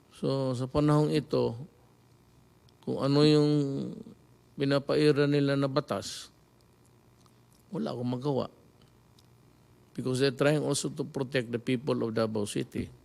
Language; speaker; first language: Filipino; non-native, local second language; Cebuano